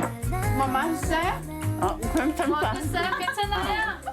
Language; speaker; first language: Korean; non-native, learner; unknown